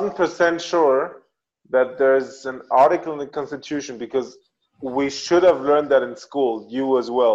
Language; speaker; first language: English; non-native, fluent; Spanish